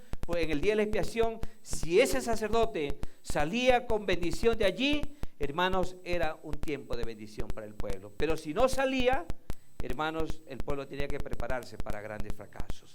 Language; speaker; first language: Spanish; native; Spanish